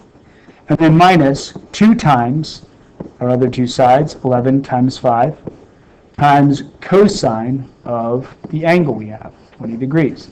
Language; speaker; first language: English; native; English